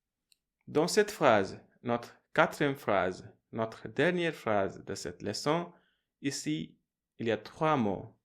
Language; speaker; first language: French; non-native, fluent; Hindi